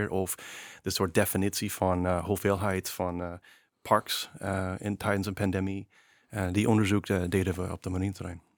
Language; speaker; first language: Dutch; non-native, fluent; English